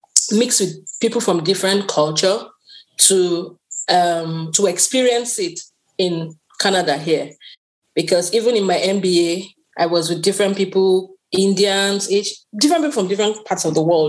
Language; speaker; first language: English; non-native, local second language; Yoruba